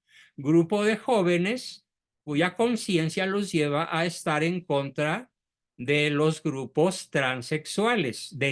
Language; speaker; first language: Spanish; native; Spanish